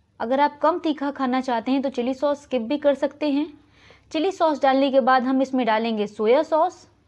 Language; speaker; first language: Hindi; native; Hindi